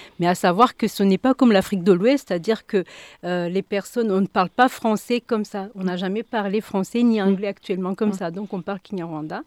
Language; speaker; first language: French; non-native, local second language; Kinyarwanda